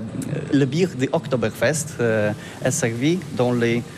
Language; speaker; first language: French; non-native, learner; Polish